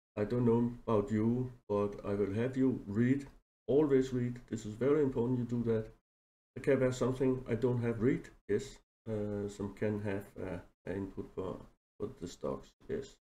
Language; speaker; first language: English; non-native, learner; Danish